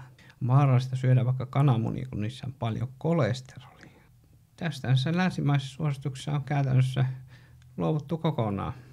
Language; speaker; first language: Finnish; native; Finnish